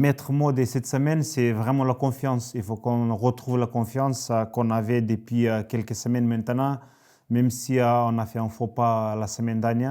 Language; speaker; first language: French; native; French